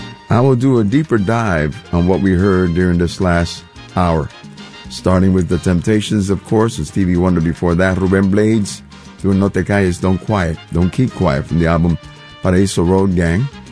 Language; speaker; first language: English; non-native, local second language; Spanish